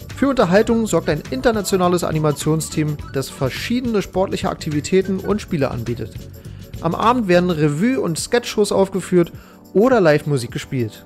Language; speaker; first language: German; native; German